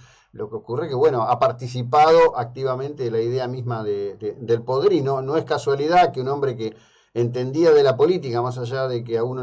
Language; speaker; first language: Spanish; native; Spanish